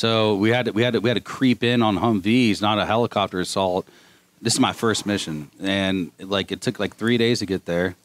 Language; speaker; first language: English; native; English